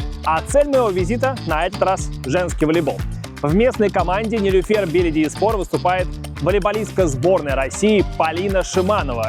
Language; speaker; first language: Russian; native; Russian